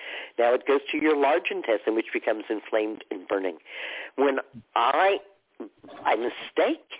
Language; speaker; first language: English; native; English